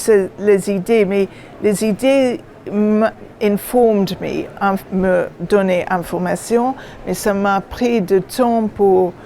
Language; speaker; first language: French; non-native, learner; English